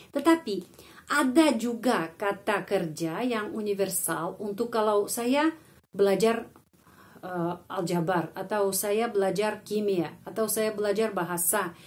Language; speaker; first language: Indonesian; non-native, fluent; Russian